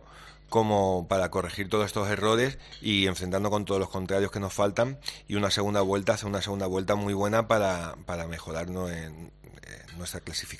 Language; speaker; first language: Spanish; native; Spanish